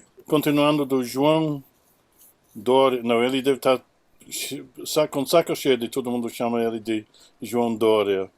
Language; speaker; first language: Portuguese; non-native, fluent; English